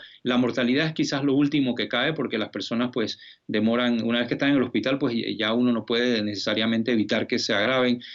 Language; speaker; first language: Spanish; native; Spanish